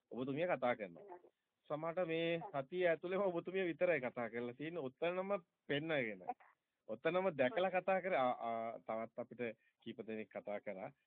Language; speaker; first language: Sinhala; native; Sinhala